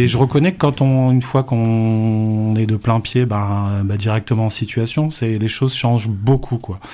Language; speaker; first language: French; native; French